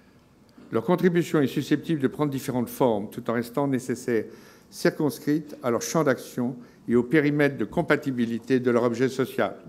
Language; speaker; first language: French; native; French